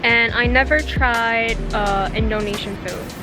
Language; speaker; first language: English; non-native, fluent; Mongolian